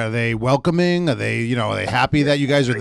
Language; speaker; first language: English; native; English